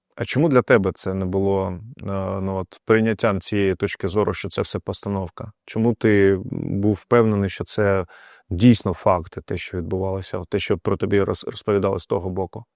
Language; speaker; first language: Ukrainian; non-native, local second language; Russian